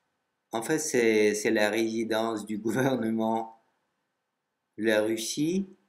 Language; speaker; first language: French; non-native, fluent; Russian